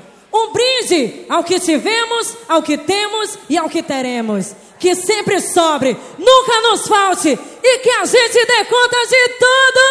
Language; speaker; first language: Portuguese; native; Portuguese